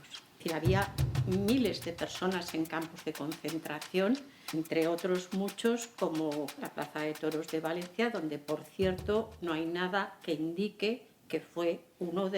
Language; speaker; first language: Spanish; native; Spanish